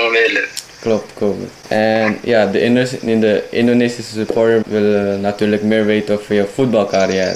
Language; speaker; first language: Dutch; non-native, fluent; Indonesian